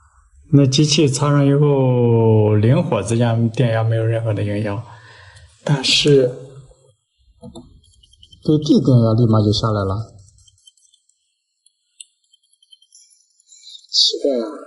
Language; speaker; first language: Chinese; native; Chinese